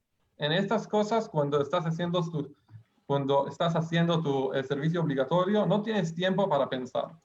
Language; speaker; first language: Spanish; non-native, fluent; Hebrew